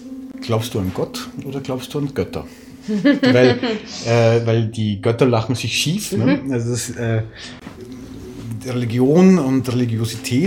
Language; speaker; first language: German; native; German